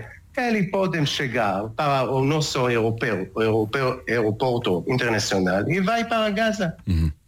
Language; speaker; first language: Portuguese; non-native, learner; Hebrew